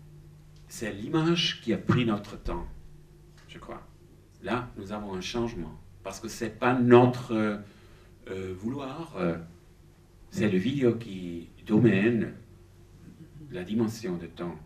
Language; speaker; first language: French; non-native, fluent; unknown